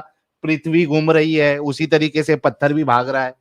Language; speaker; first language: Hindi; native; Hindi